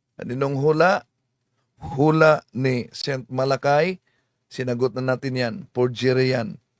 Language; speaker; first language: Filipino; non-native, local second language; Cebuano